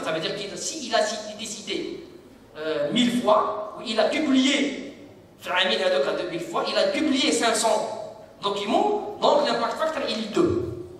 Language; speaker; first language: French; non-native, local second language; Arabic